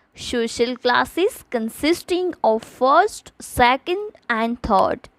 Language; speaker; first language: English; non-native, local second language; Gujarati